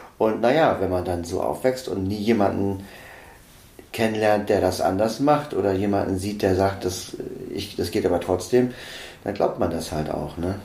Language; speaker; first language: German; native; German